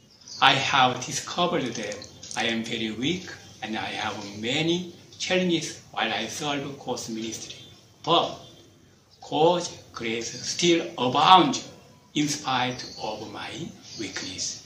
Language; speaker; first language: English; non-native, fluent; Korean